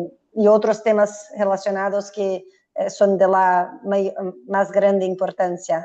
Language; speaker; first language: Spanish; non-native, fluent; Portuguese